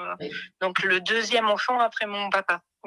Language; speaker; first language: French; native; French